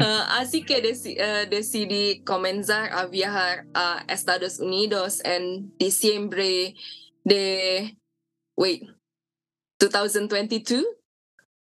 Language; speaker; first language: Spanish; non-native, learner; Indonesian